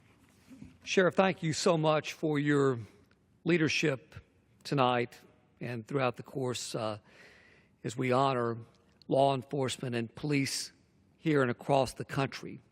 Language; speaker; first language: English; native; English